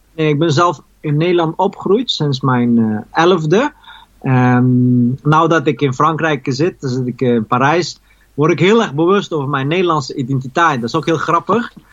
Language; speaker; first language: Dutch; early bilingual, other home language; Persian